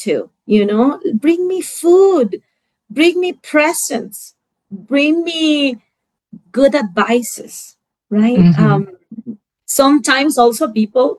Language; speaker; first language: English; non-native, fluent; Spanish